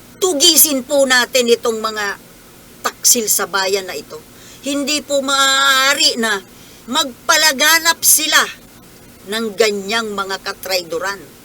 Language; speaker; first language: Filipino; native; Filipino